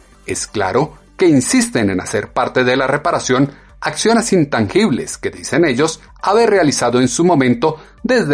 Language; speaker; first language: Spanish; native; Spanish